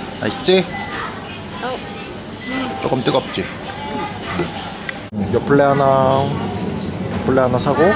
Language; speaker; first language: Korean; native; Korean